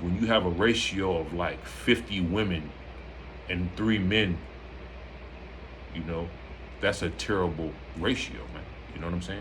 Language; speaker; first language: English; native; English